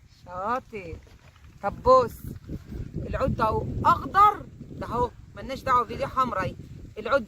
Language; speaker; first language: Arabic; native; Arabic